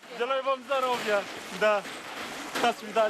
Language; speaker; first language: Russian; non-native, learner; Korean